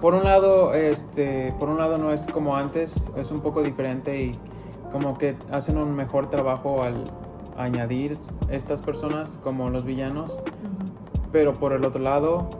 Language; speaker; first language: Spanish; early bilingual, other home language; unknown